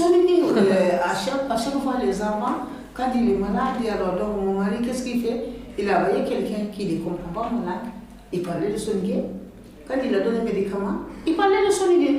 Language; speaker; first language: French; non-native, learner; Bambara